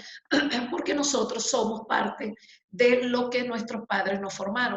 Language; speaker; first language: Spanish; native; Spanish